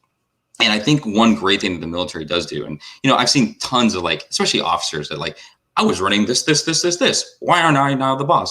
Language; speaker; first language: English; native; English